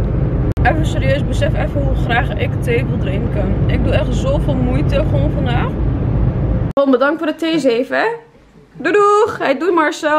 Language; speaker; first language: Dutch; native; Dutch